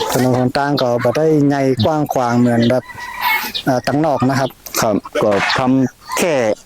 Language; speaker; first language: Thai; non-native, local second language; Lahu